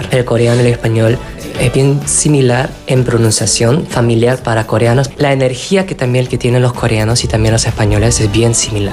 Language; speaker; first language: Spanish; non-native, fluent; Korean